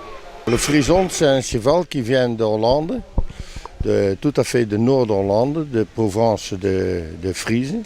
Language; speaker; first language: French; non-native, fluent; Dutch